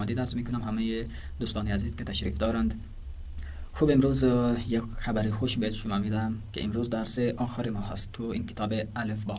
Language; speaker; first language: Persian; non-native, fluent; Urdu